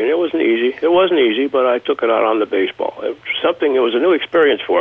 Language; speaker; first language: English; native; English